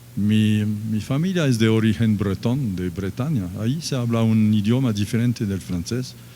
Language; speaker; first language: Spanish; non-native, fluent; French